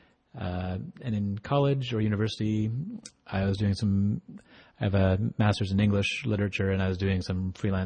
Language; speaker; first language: English; native; English